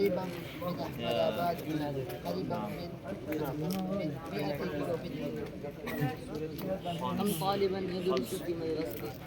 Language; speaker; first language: Arabic; non-native, learner; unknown